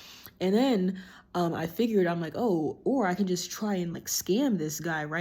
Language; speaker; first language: English; native; English